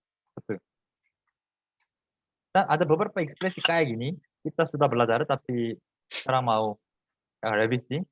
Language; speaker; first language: Indonesian; non-native, fluent; Korean